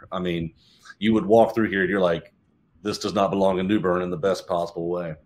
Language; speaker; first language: English; native; English